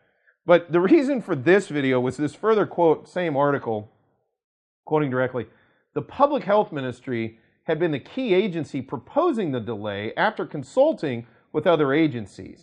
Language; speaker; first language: English; native; English